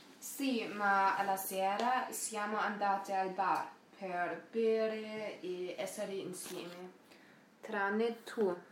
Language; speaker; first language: Italian; non-native, learner; German